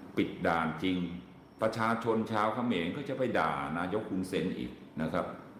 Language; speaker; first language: Thai; native; Thai